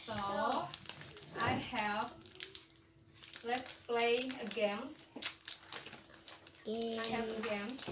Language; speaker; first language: English; non-native, learner; Indonesian